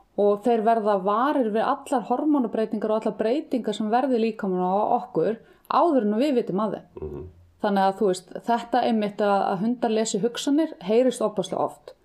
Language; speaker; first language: Icelandic; native; Icelandic